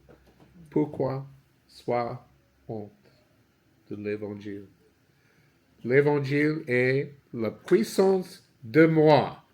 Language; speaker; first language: French; non-native, learner; English